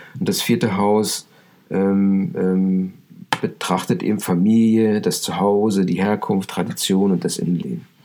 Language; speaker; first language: German; native; German